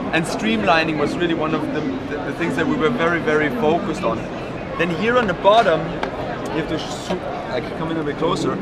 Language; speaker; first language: English; non-native, fluent; German